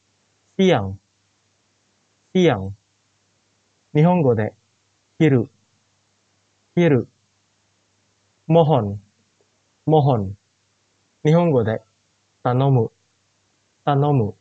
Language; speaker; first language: Japanese; non-native, fluent; Indonesian